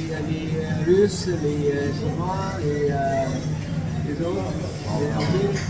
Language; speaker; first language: French; non-native, local second language; Arabic